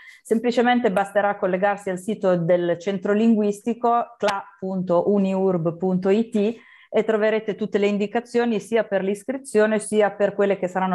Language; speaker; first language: Italian; native; Italian